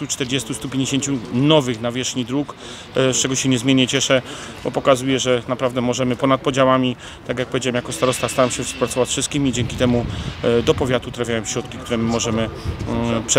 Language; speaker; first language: Polish; native; Polish